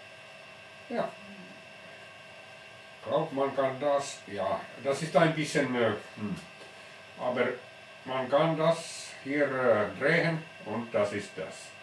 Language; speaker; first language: German; non-native, learner; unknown